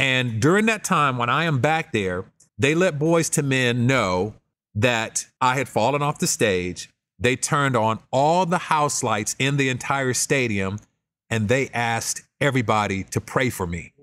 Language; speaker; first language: English; native; English